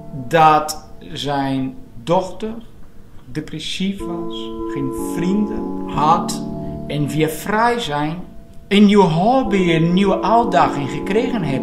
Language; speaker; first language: Dutch; non-native, fluent; Portuguese